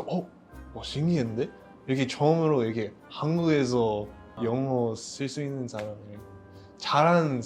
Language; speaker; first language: Korean; non-native, learner; English